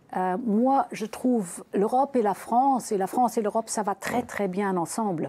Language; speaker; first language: French; non-native, fluent; German